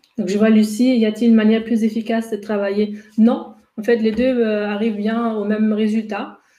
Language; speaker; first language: French; non-native, fluent; German